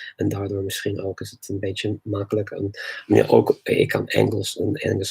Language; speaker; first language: Dutch; non-native, learner; English